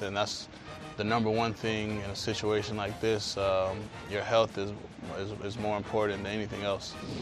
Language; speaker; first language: English; native; English